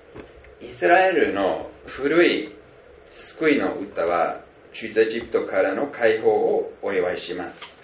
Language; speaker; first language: Japanese; non-native, fluent; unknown